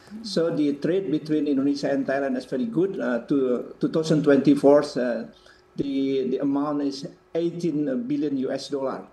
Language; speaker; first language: English; non-native, fluent; Indonesian